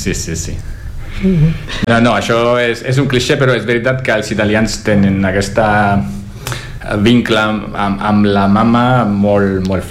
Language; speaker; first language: Catalan; non-native, fluent; Italian